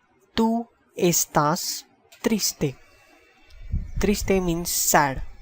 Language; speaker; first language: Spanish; non-native, fluent; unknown